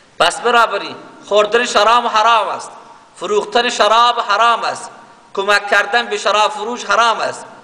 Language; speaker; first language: Persian; non-native, local second language; Baluchi